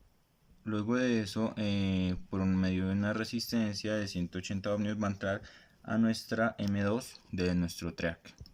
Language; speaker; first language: Spanish; native; Spanish